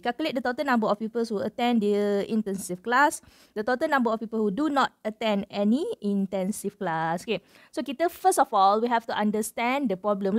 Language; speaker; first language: English; non-native, local second language; Malay